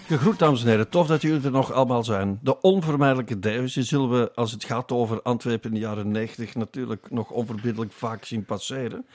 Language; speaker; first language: Dutch; native; Dutch